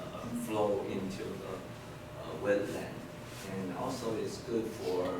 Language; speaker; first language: English; non-native, fluent; Chinese